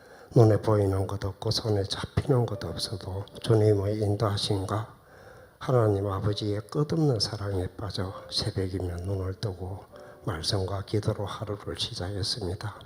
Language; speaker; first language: Korean; native; Korean